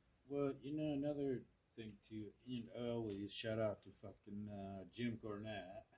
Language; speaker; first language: English; native; English